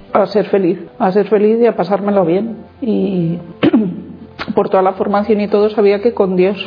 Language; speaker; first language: Spanish; native; Spanish